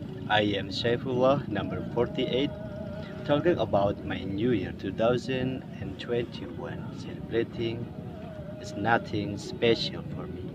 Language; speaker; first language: English; non-native, learner; Indonesian